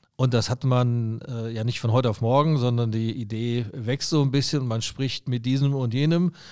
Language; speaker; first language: German; native; German